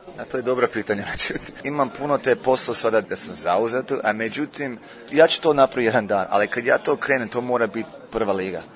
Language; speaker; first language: Croatian; early bilingual, heritage; Croatian